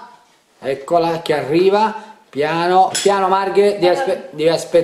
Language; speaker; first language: Italian; native; Italian